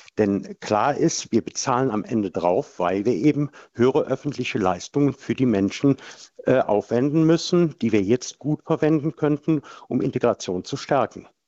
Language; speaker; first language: German; native; German